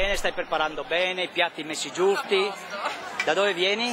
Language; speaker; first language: Italian; native; Italian